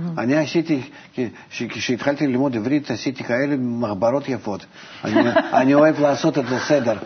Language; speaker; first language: Hebrew; non-native, fluent; Russian